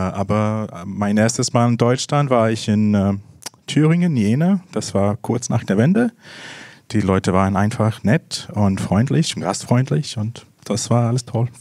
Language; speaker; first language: German; non-native, fluent; English